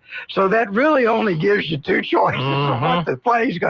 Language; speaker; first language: English; native; English